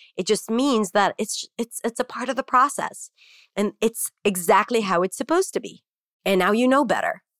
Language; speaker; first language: English; non-native, fluent; Hebrew